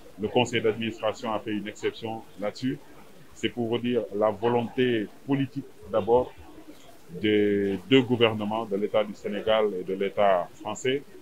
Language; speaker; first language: French; non-native, local second language; Wolof